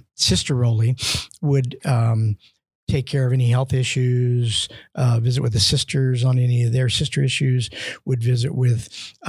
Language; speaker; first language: English; native; English